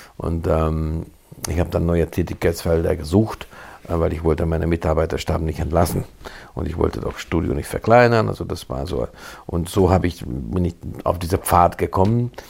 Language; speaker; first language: German; non-native, fluent; Hungarian